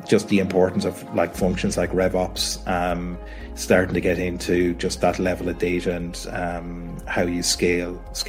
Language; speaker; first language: English; native; English